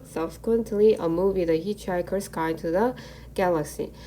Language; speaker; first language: English; non-native, fluent; Korean